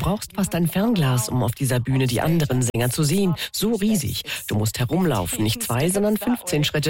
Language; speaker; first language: German; native; German